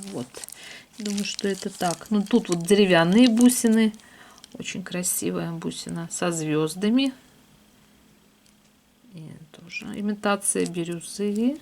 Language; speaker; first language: Russian; native; Russian